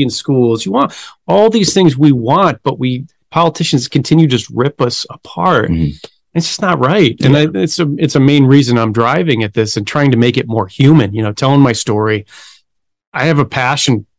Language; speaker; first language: English; native; English